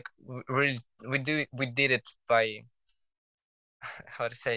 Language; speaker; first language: English; non-native, learner; Russian